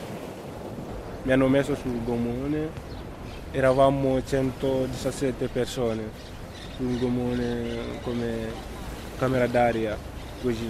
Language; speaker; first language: Italian; non-native, learner; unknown